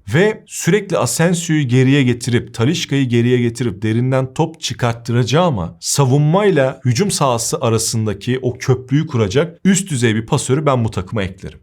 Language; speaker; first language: Turkish; native; Turkish